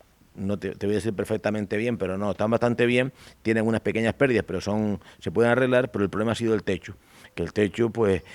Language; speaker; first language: Spanish; native; Spanish